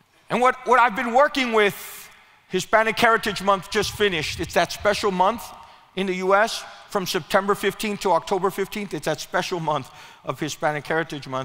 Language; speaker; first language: English; early bilingual, other home language; Spanish